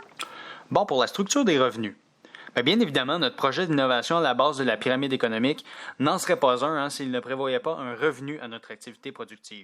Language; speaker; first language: French; native; French